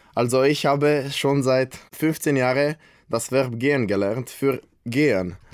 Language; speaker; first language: German; non-native, fluent; Romanian